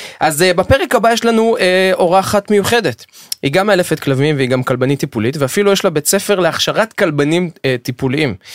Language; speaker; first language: Hebrew; native; Hebrew